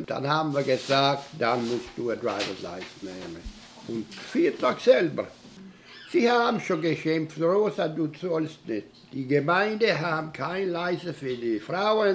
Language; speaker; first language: German; early bilingual, heritage; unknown